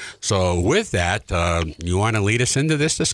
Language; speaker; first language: English; native; English